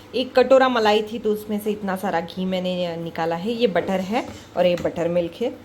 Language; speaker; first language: Hindi; non-native, local second language; Marathi